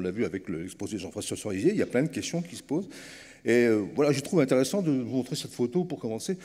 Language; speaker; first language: French; native; French